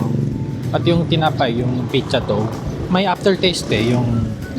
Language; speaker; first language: Filipino; non-native, learner; Korean